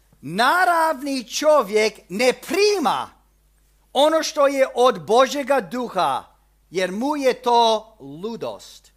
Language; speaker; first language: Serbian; early bilingual, heritage; Serbian